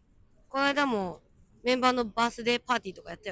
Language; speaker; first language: Japanese; native; Japanese